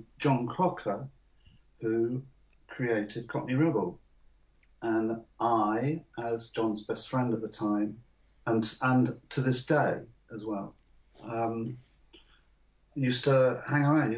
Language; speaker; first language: English; native; English